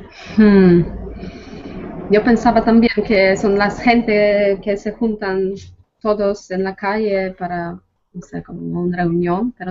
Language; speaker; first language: Spanish; non-native, fluent; Polish